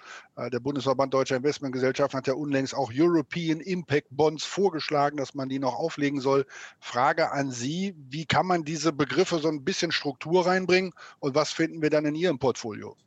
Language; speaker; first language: German; native; German